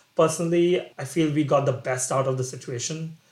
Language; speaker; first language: English; non-native, local second language; Bangla